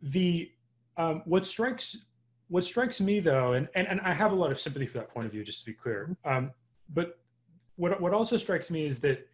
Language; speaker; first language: English; native; English